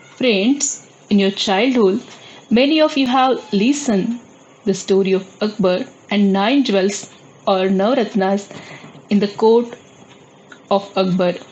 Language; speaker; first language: English; non-native, local second language; Marathi